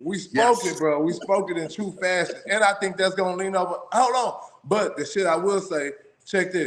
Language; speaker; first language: English; native; English